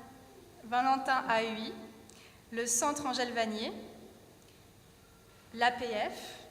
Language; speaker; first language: French; native; French